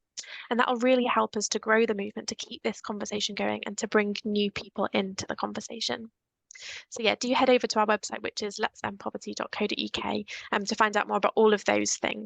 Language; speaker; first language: English; native; English